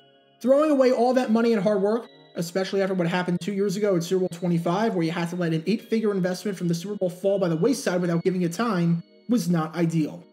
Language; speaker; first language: English; native; English